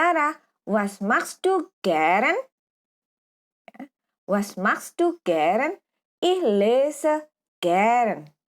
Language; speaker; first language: German; non-native, fluent; Indonesian